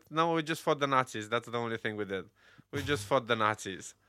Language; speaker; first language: English; non-native, fluent; Romanian